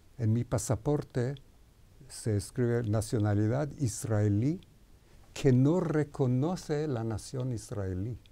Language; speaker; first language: Spanish; non-native, fluent; Hebrew